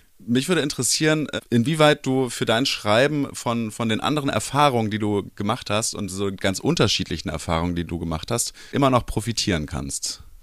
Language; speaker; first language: German; native; German